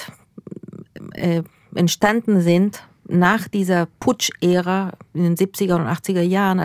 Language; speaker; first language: German; early bilingual, other home language; Spanish